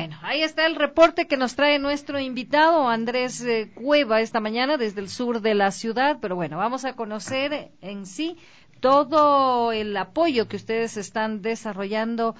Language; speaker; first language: Spanish; native; Spanish